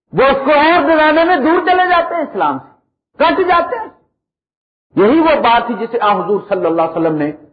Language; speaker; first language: Urdu; non-native, local second language; Punjabi